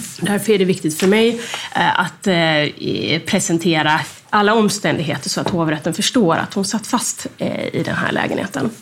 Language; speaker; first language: Swedish; native; Swedish